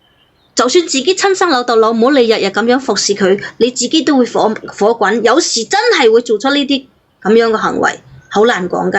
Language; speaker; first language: Cantonese; native; Cantonese